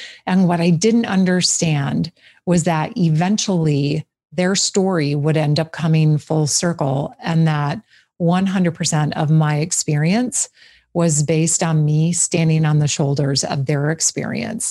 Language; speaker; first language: English; native; English